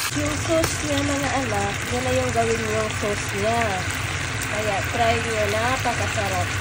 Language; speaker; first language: Filipino; native; Filipino